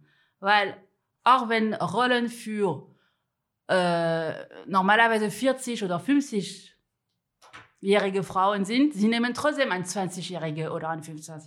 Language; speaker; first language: German; non-native, fluent; French